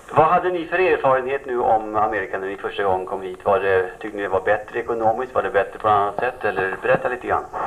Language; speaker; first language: Swedish; native; Swedish